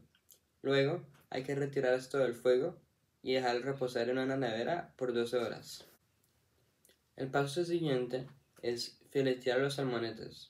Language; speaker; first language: Spanish; non-native, learner; English